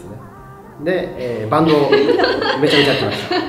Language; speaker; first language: Japanese; native; Japanese